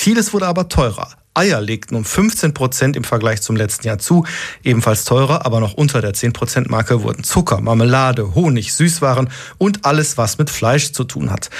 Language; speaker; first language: German; native; German